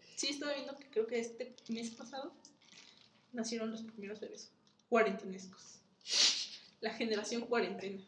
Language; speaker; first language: Spanish; native; Spanish